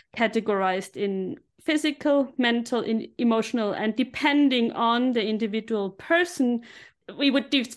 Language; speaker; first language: English; non-native, fluent; German